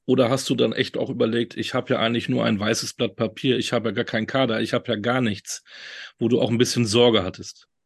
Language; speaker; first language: German; native; German